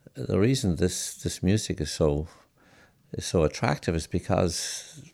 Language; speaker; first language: English; native; English